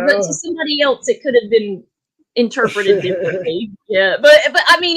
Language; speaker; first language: English; native; English